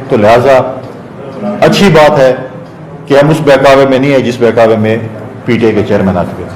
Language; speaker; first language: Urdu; non-native, local second language; Saraiki